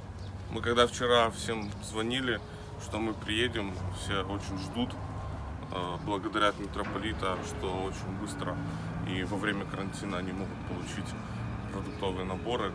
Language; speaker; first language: Russian; native; Russian